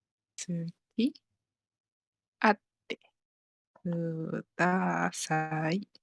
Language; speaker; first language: Japanese; non-native, fluent; Malay